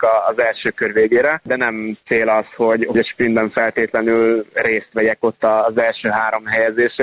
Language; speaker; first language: Hungarian; native; Hungarian